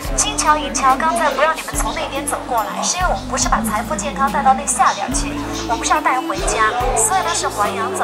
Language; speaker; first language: Chinese; native; Chinese